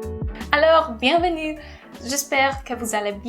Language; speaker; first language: French; non-native, learner; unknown